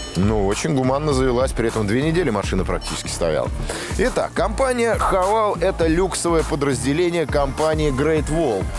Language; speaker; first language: Russian; native; Russian